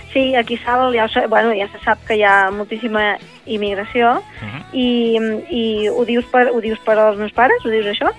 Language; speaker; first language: Catalan; non-native, local second language; Spanish